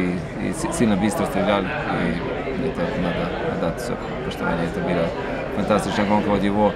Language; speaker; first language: Russian; non-native, fluent; Slovenian